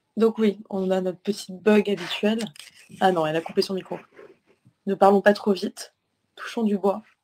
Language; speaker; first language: French; native; French